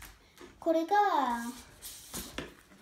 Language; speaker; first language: Japanese; early bilingual, heritage; Japanese